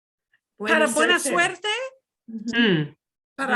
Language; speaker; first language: Spanish; non-native, fluent; English